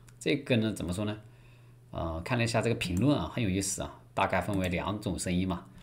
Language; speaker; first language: Chinese; native; Chinese